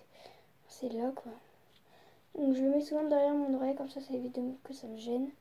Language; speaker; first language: French; native; French